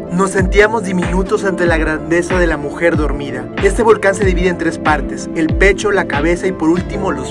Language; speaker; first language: Spanish; native; Spanish